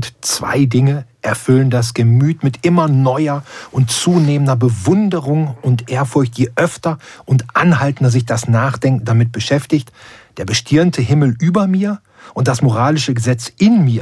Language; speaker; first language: German; native; German